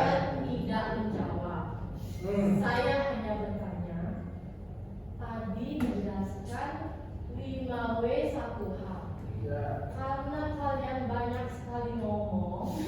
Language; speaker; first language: Indonesian; non-native, learner; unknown